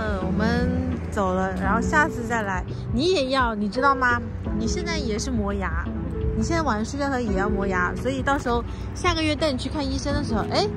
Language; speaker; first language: Chinese; native; Chinese